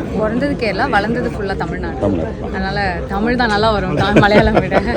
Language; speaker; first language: Tamil; non-native, local second language; Malayalam